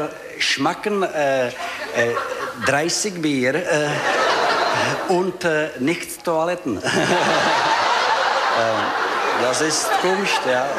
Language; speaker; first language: German; non-native, learner; Czech